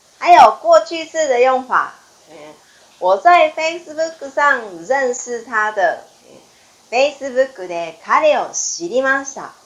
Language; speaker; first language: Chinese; non-native, fluent; Japanese